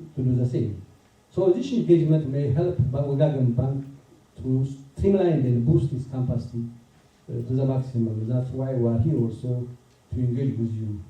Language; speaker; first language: English; non-native, local second language; Amharic